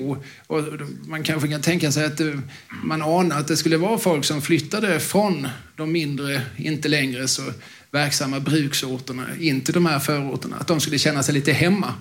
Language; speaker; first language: Swedish; native; Swedish